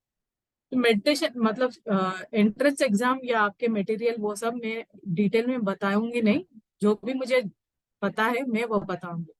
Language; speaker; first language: Hindi; native; Hindi